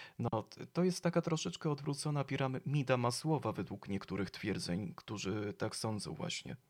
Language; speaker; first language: Polish; native; Polish